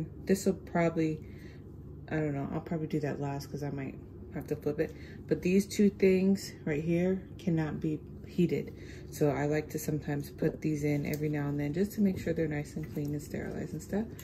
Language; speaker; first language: English; native; English